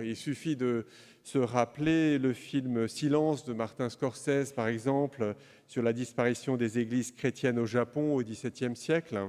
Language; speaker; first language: French; native; French